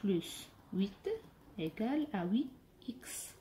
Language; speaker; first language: French; non-native, local second language; Arabic